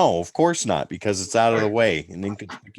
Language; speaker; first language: English; native; English